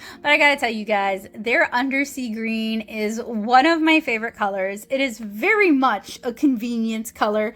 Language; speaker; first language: English; native; English